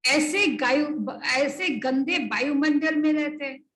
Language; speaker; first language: Hindi; non-native, local second language; Bangla